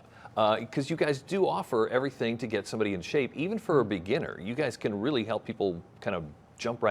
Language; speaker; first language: English; native; English